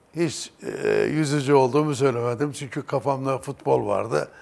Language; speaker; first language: Turkish; native; Turkish